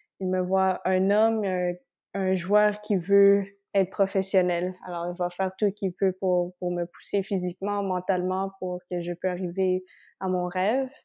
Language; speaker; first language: French; non-native, local second language; Spanish